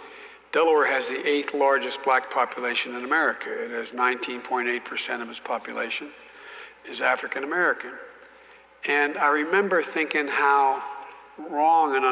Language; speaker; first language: English; native; English